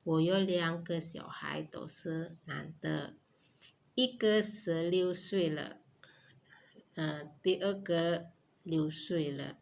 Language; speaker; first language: Chinese; non-native, learner; Indonesian